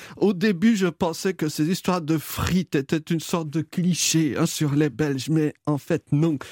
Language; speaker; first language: French; native; French